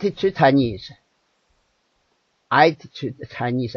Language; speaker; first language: English; non-native, learner; Chinese